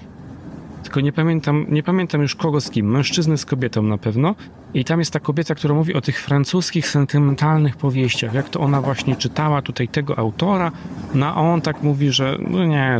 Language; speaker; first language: Polish; native; Polish